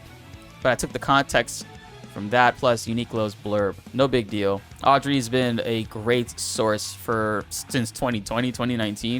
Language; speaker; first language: English; native; English